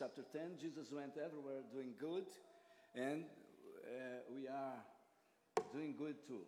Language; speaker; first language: English; non-native, learner; Portuguese